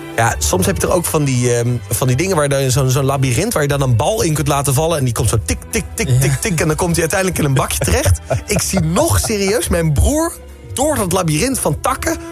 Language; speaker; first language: Dutch; native; Dutch